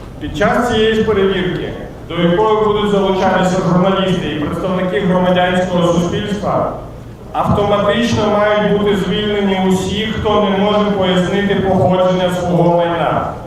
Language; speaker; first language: Ukrainian; native; Ukrainian